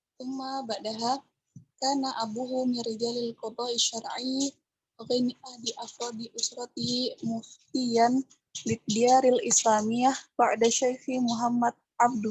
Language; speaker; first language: Arabic; non-native, learner; Indonesian